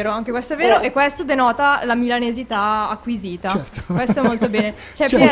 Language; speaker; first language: Italian; native; Italian